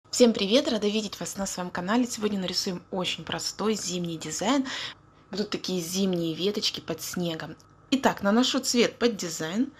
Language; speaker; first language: Russian; native; Russian